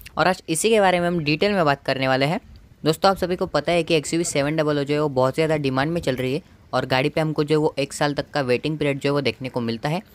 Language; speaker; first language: Hindi; non-native, local second language; Marathi